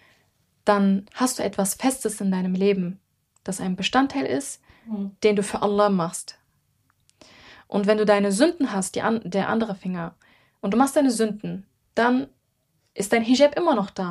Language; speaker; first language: German; early bilingual, other home language; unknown